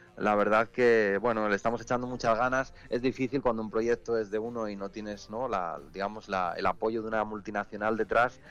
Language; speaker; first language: Spanish; native; Spanish